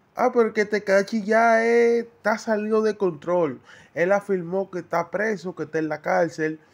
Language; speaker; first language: Spanish; native; Spanish